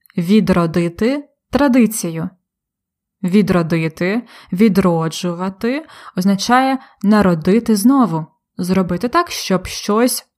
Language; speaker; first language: Ukrainian; native; Ukrainian